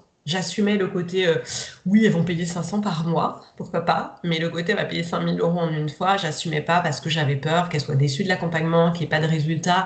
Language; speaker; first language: French; native; French